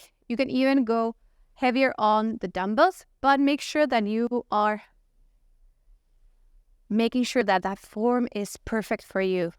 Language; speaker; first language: English; non-native, fluent; Italian